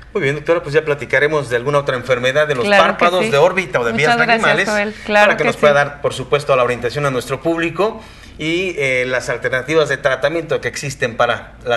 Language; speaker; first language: Spanish; native; Spanish